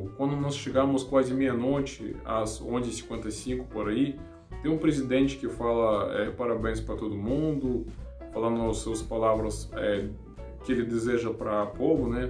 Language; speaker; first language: Portuguese; non-native, learner; Russian